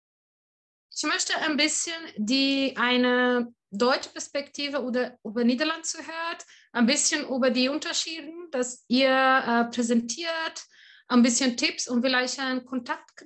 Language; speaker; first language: German; non-native, learner; Portuguese